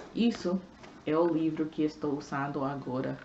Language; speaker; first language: Portuguese; non-native, learner; English